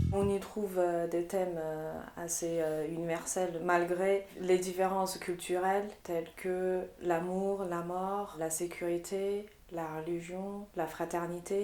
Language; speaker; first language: French; non-native, fluent; Chinese